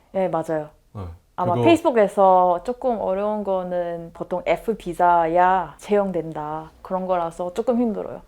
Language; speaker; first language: Korean; non-native, fluent; Malay